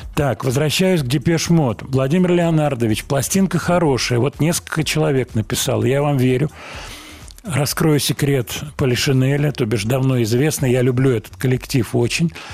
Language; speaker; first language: Russian; native; Russian